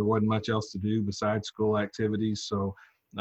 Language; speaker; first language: English; native; English